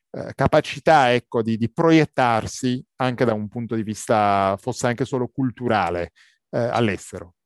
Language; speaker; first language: Italian; non-native, fluent; Arabic